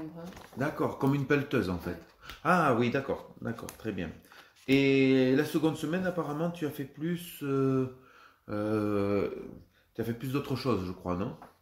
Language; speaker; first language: French; native; French